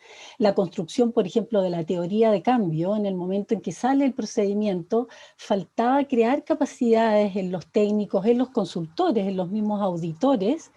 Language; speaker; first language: Spanish; native; Spanish